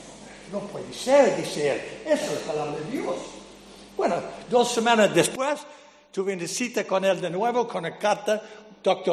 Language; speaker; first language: Spanish; non-native, fluent; English